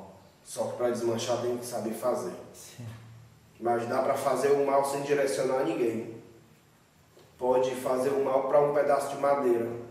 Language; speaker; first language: Portuguese; native; Portuguese